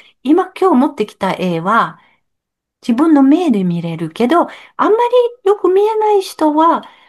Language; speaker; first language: Japanese; non-native, learner; French